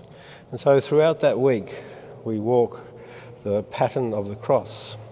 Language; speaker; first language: English; native; English